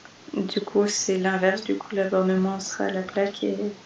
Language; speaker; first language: French; native; French